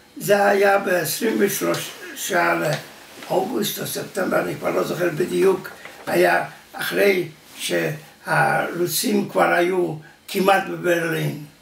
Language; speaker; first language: Hebrew; non-native, fluent; Yiddish